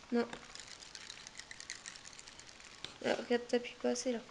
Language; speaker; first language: French; native; French